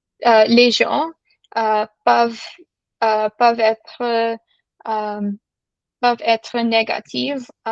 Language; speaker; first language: French; non-native, learner; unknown